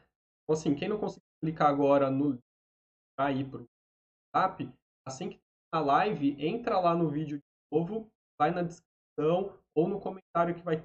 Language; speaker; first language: Portuguese; native; Portuguese